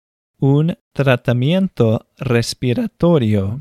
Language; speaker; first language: Spanish; non-native, fluent; English